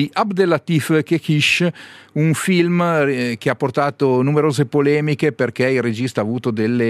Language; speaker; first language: Italian; native; Italian